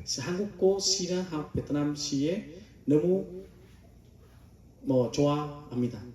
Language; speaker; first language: Korean; non-native, learner; Vietnamese